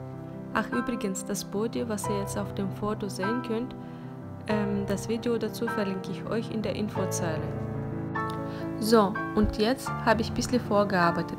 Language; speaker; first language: German; non-native, fluent; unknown